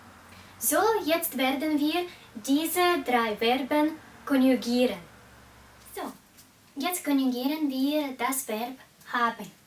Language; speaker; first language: German; non-native, fluent; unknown